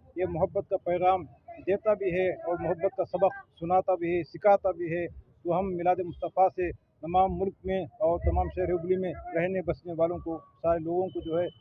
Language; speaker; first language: Urdu; native; Urdu